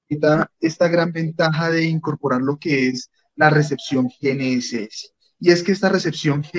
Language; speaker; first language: Spanish; native; Spanish